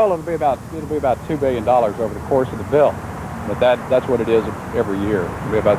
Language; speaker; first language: English; native; English